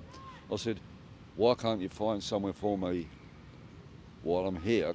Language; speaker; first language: English; native; English